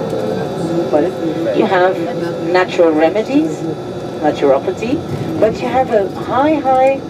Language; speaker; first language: English; non-native, fluent; Spanish